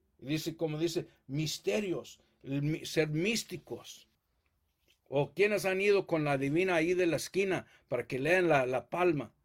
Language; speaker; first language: Spanish; early bilingual, heritage; Spanish